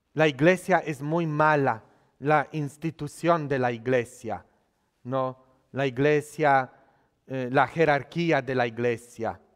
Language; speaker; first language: Spanish; non-native, fluent; Polish